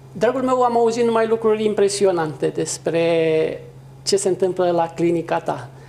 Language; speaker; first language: Romanian; native; Romanian